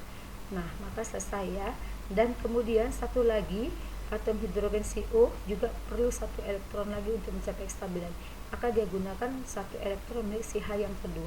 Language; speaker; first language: Indonesian; native; Indonesian